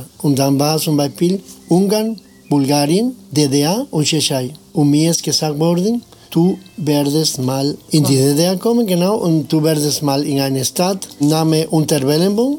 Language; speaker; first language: German; non-native, fluent; Spanish